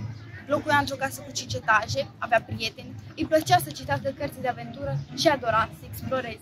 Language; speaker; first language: Romanian; native; Romanian